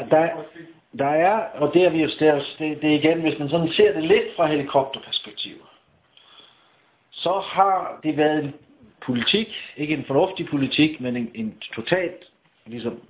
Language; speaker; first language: Danish; native; Danish